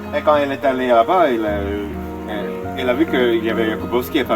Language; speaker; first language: French; non-native, fluent; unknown